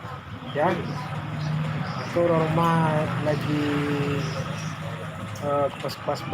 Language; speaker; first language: Indonesian; non-native, local second language; Minangkabau